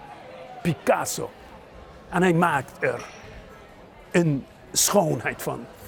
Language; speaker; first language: Dutch; non-native, fluent; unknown